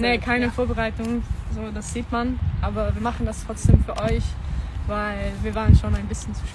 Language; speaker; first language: German; non-native, fluent; Swedish